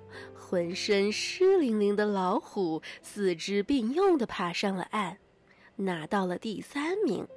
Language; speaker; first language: Chinese; native; Chinese